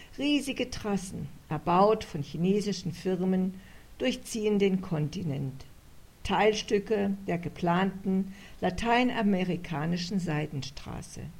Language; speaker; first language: German; native; German